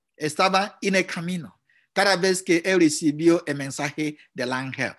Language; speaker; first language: Spanish; non-native, fluent; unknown